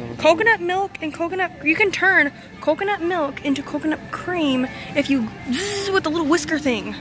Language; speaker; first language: English; native; English